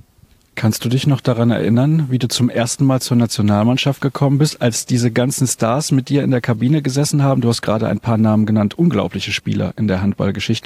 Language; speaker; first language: German; native; German